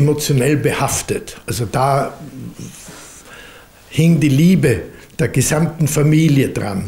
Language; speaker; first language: German; native; German